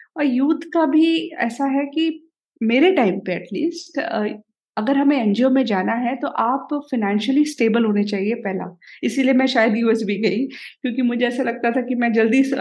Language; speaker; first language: Hindi; native; Hindi